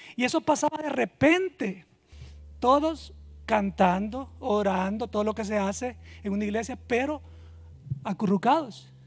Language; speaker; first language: Spanish; native; Spanish